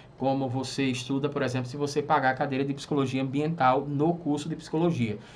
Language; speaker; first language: Portuguese; native; Portuguese